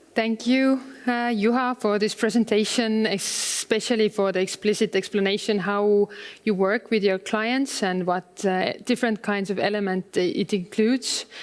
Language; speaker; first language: English; non-native, fluent; Estonian